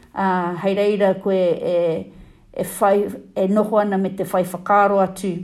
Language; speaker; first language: Māori; non-native, local second language; English